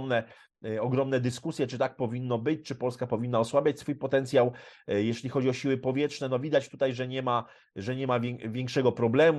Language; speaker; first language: Polish; native; Polish